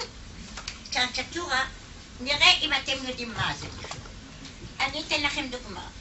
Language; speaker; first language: Hebrew; non-native, fluent; German